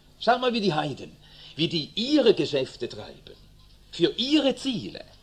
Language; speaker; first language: German; early bilingual, other home language; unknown